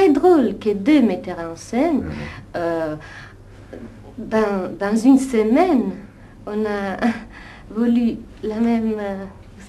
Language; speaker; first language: French; non-native, fluent; Italian